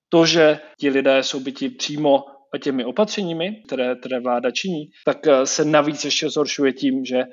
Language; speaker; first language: Czech; native; Czech